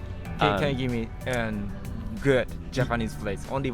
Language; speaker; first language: English; non-native, learner; Japanese